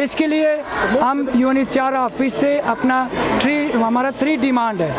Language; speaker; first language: Hindi; non-native, fluent; Persian